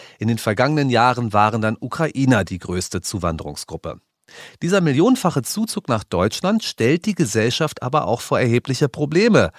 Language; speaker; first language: German; native; German